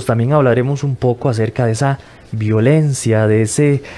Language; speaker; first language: Spanish; native; Spanish